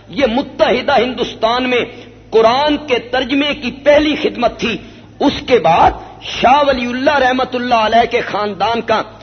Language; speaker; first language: Urdu; non-native, local second language; Punjabi